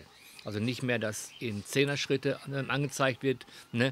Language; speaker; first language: German; native; German